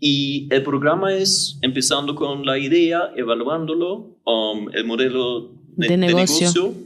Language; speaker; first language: Spanish; non-native, fluent; German